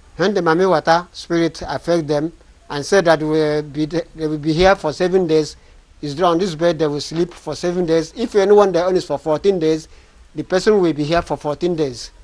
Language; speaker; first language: English; non-native, local second language; Igbo